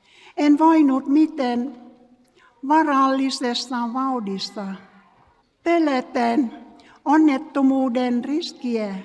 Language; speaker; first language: Finnish; non-native, learner; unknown